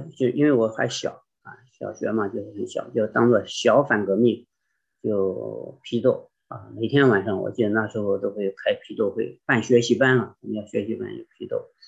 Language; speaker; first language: Chinese; native; Chinese